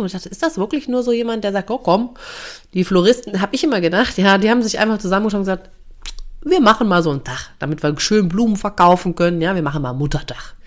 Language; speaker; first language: German; native; German